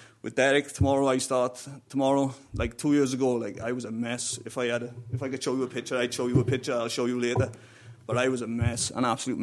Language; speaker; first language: English; native; English